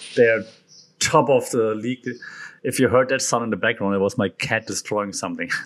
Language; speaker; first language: English; non-native, fluent; German